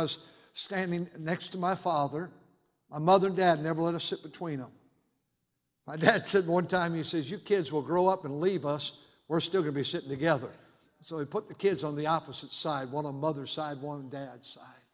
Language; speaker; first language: English; native; English